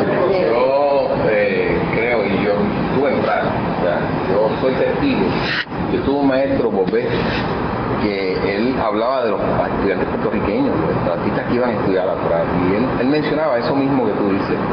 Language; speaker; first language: Spanish; native; Spanish